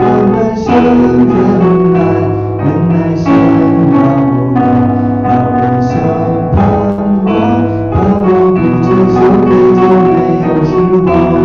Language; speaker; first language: Chinese; native; Chinese